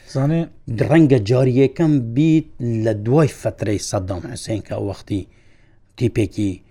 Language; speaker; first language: Central Kurdish; non-native, local second language; Kurdish